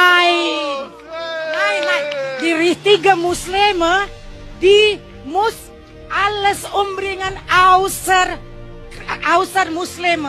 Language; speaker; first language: German; non-native, learner; Indonesian